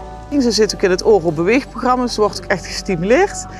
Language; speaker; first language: Dutch; native; Dutch